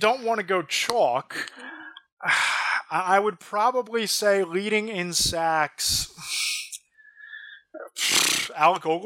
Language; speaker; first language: English; native; English